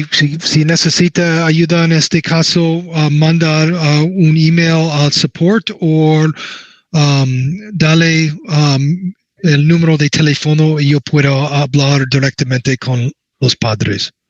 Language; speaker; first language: Spanish; non-native, learner; English